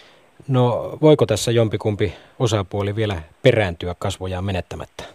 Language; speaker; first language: Finnish; native; Finnish